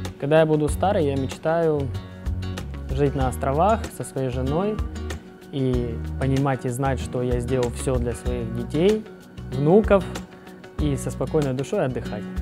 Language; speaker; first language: Russian; native; Russian